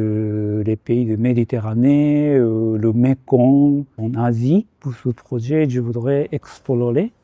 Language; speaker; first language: French; non-native, fluent; Japanese